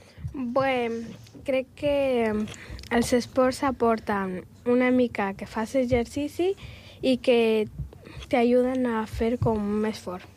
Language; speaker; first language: Catalan; non-native, local second language; Spanish